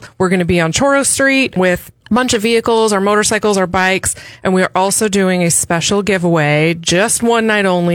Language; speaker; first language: English; native; English